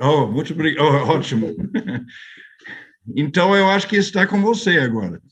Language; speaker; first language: Portuguese; non-native, fluent; English